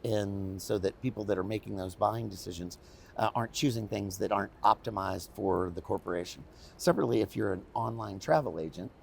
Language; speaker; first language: English; native; English